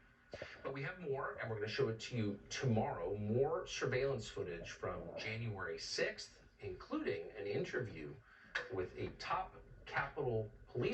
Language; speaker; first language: English; native; English